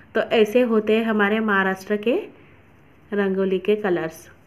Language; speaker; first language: Hindi; non-native, local second language; Marathi